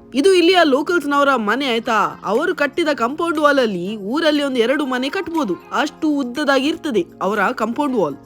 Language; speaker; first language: Kannada; non-native, local second language; Tulu